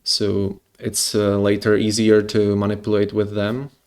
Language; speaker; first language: English; non-native, fluent; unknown